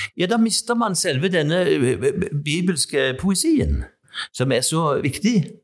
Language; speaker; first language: Norwegian; native; Norwegian